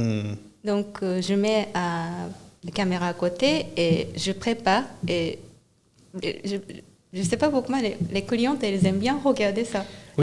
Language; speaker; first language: French; non-native, fluent; Japanese